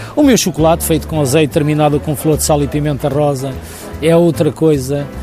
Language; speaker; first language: Portuguese; native; Portuguese